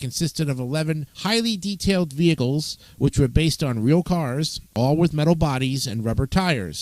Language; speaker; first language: English; native; English